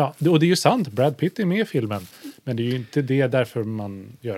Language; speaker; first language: Swedish; native; Swedish